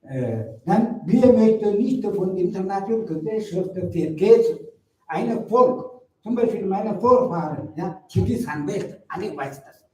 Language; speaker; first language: German; non-native, learner; Mongolian